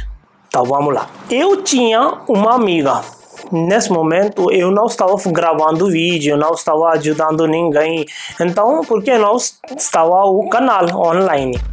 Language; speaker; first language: Portuguese; non-native, fluent; Hindi